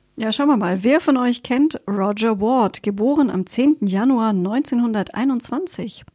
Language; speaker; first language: German; native; German